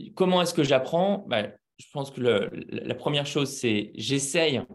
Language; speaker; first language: French; native; French